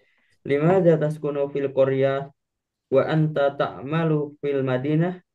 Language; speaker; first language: Arabic; non-native, learner; Indonesian